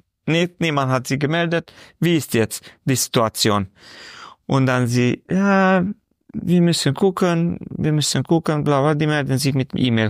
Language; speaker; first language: German; non-native, learner; Romanian